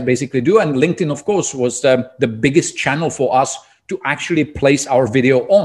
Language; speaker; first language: English; non-native, fluent; Czech